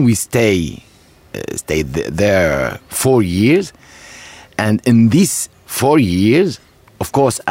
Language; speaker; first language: English; non-native, learner; Arabic